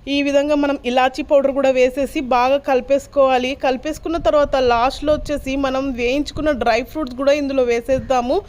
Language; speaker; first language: Telugu; non-native, local second language; Urdu